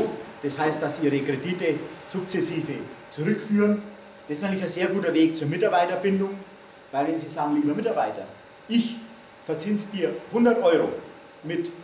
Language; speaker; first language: German; native; German